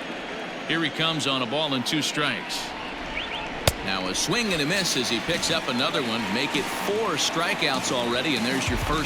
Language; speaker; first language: English; native; English